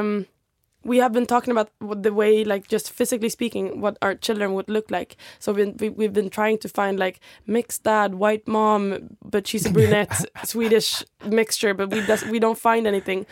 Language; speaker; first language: English; non-native, fluent; Swedish